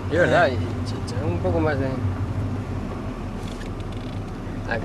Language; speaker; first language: Spanish; native; Spanish